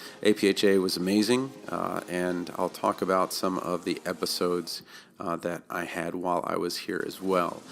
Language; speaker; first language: English; native; English